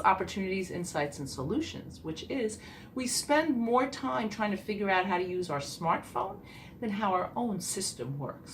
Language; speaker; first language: English; native; English